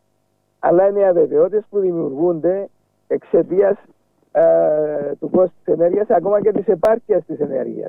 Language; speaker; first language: Greek; native; Greek